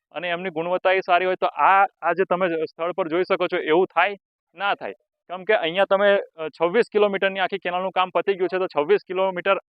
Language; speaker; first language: Gujarati; non-native, local second language; Rathawi